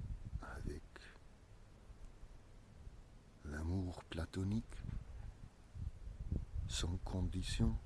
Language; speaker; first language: French; non-native, learner; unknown